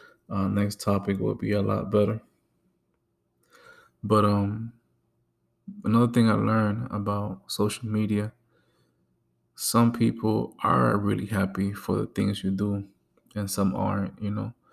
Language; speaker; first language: English; early bilingual, other home language; Spanish